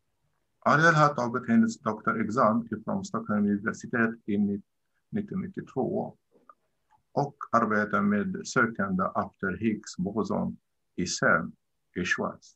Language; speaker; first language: Swedish; non-native, learner; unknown